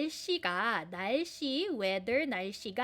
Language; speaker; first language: Korean; non-native, fluent; Filipino